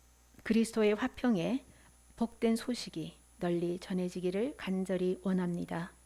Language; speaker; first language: Korean; native; Korean